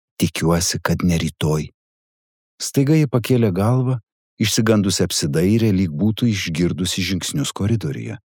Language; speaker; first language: Lithuanian; native; Lithuanian